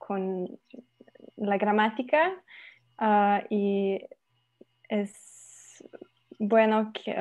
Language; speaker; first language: Spanish; non-native, learner; Slovenian